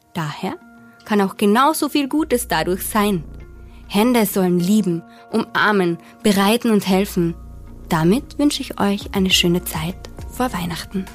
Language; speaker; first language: German; native; German